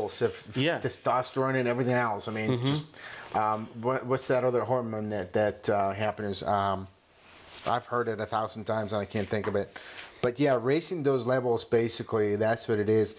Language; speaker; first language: English; non-native, fluent; Spanish